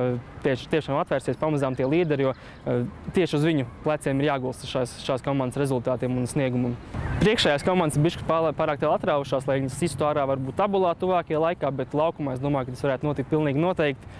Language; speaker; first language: Latvian; native; Latvian